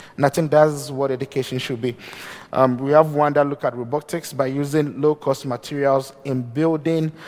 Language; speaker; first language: English; non-native, local second language; Akan